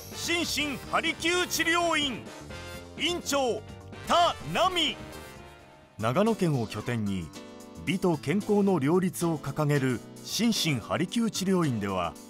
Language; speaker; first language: Japanese; native; Japanese